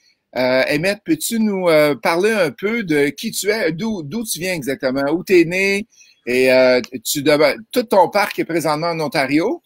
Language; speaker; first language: French; native; French